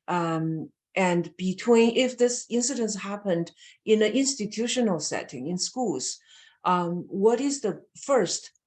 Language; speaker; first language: English; non-native, fluent; Chinese